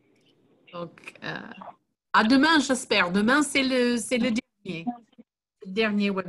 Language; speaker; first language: French; non-native, fluent; English